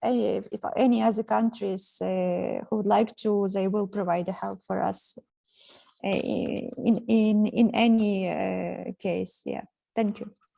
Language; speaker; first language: English; non-native, fluent; Ukrainian